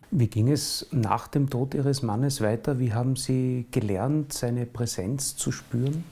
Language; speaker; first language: German; native; German